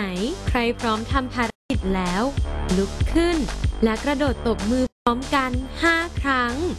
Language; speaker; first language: Thai; native; Thai